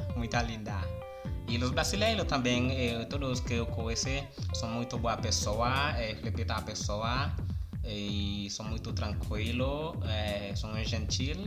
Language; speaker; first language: Portuguese; non-native, learner; Haitian Creole